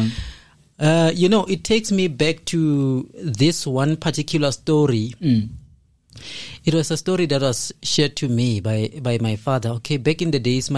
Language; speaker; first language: English; non-native, local second language; Zulu